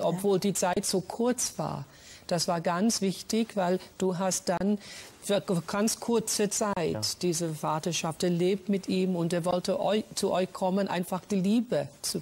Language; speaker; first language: German; non-native, fluent; English